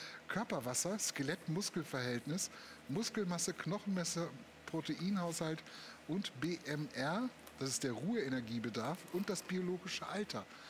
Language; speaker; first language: German; native; German